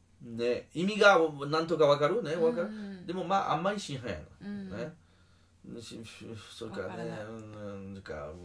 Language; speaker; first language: Japanese; non-native, learner; French